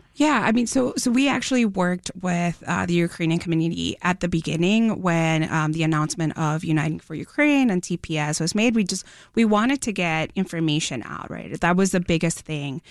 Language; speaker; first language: English; non-native, fluent; Spanish